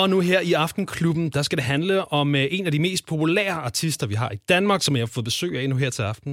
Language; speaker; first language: Danish; native; Danish